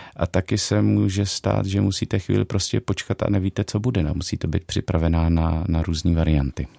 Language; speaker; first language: Czech; native; Czech